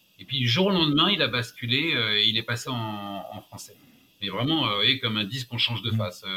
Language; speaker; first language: French; native; French